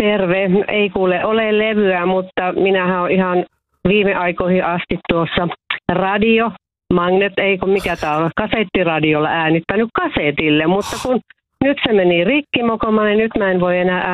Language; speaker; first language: Finnish; native; Finnish